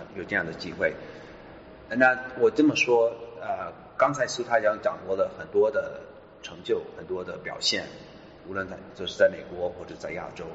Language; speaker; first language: Chinese; non-native, fluent; English